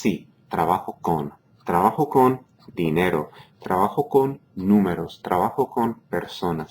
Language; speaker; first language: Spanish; non-native, fluent; English